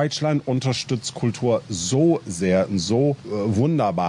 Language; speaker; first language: German; non-native, learner; English